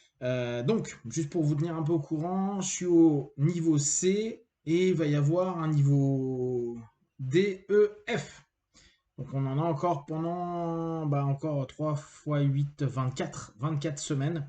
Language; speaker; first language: French; native; French